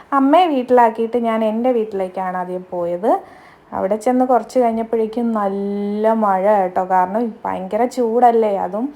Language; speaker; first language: Malayalam; native; Malayalam